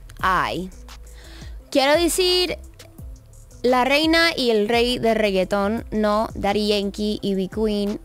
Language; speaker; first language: Spanish; early bilingual, heritage; English